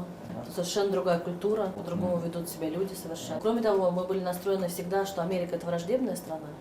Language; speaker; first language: Russian; native; Russian